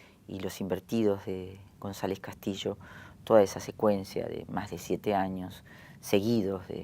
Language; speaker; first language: Spanish; native; Spanish